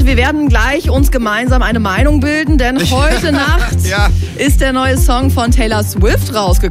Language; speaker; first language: German; native; German